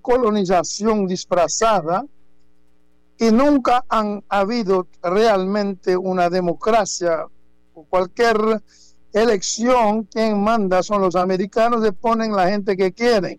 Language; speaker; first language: Spanish; non-native, fluent; Haitian Creole